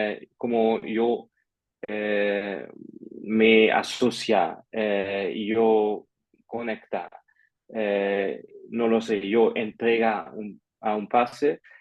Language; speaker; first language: Spanish; non-native, fluent; German